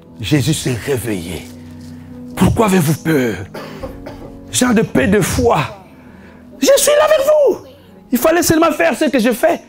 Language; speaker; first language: French; non-native, fluent; Lingala